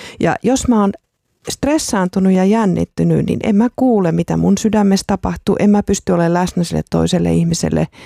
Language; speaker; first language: Finnish; native; Finnish